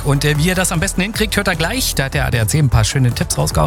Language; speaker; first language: German; native; German